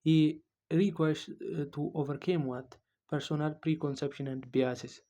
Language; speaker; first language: English; non-native, local second language; Amharic